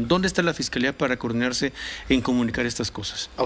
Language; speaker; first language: Spanish; native; Spanish